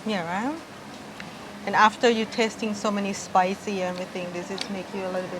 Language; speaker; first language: English; non-native, learner; Thai